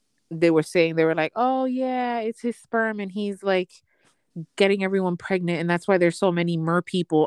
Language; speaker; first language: English; early bilingual, other home language; Spanish